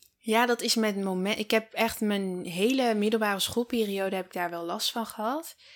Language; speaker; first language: Dutch; early bilingual, other home language; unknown